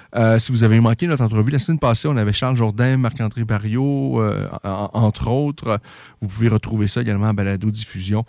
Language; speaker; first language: French; native; French